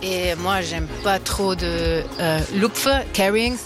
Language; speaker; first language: French; non-native, local second language; Swiss German